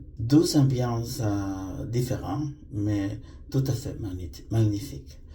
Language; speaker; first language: French; non-native, fluent; Spanish